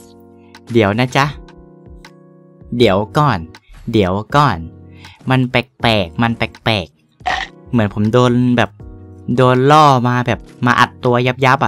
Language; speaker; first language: Thai; native; Thai